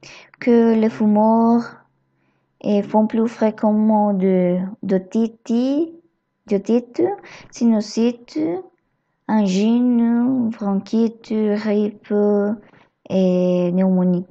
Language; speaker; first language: French; non-native, learner; Spanish